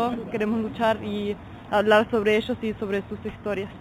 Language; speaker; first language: Spanish; non-native, fluent; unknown